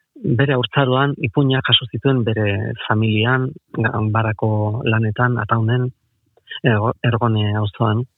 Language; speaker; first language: Basque; non-native, local second language; Spanish